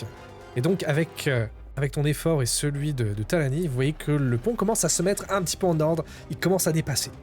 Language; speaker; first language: French; native; French